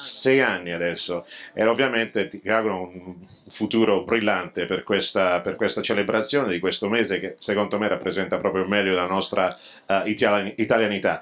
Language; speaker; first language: Italian; early bilingual, other home language; English